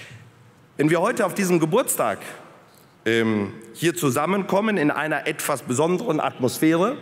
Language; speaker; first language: German; early bilingual, other home language; Polish